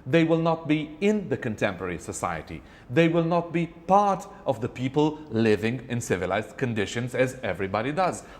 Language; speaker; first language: English; non-native, fluent; Romanian